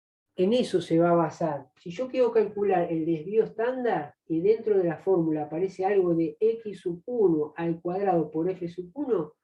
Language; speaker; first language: Spanish; native; Spanish